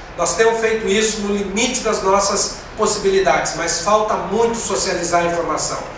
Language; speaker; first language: Portuguese; native; Portuguese